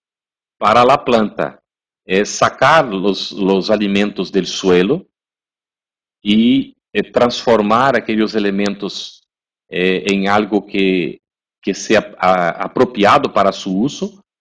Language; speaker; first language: Spanish; non-native, fluent; Portuguese